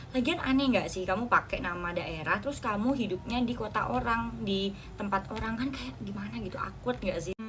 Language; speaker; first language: Indonesian; non-native, local second language; Madurese